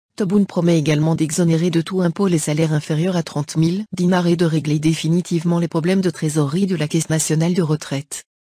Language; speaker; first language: French; non-native, local second language; Arabic